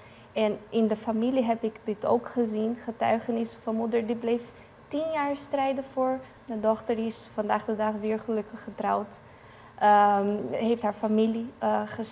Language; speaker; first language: Dutch; non-native, fluent; Portuguese